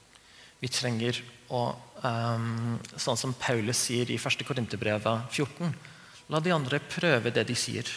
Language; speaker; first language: Norwegian; non-native, fluent; English